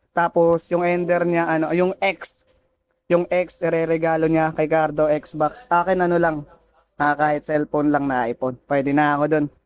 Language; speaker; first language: Filipino; non-native, local second language; Cebuano